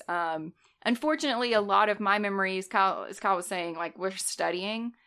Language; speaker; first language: English; native; English